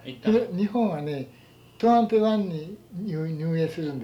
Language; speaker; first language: Japanese; native; Japanese